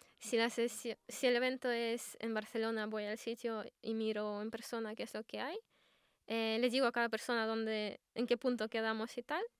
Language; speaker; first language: Spanish; non-native, fluent; Russian